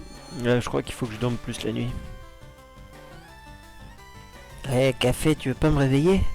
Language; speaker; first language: French; native; French